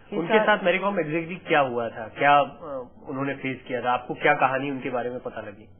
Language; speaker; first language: Hindi; native; Hindi